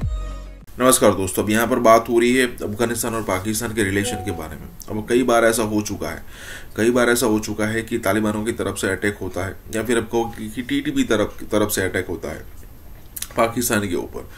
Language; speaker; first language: Hindi; native; Hindi